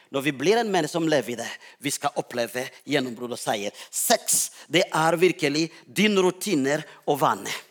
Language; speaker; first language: Norwegian; non-native, fluent; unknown